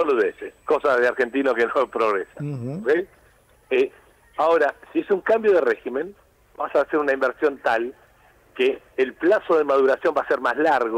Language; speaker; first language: Spanish; native; Spanish